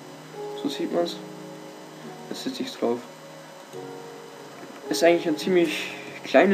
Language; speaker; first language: German; native; German